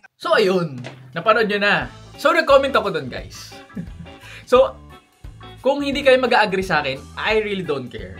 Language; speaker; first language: Filipino; native; Filipino